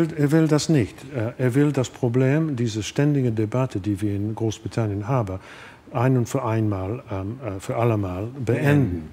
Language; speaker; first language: German; non-native, fluent; English